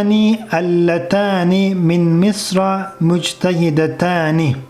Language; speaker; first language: Arabic; non-native, fluent; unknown